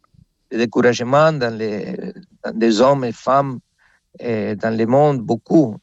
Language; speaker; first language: French; non-native, fluent; Spanish